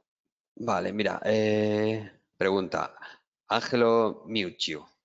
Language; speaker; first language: Spanish; native; Spanish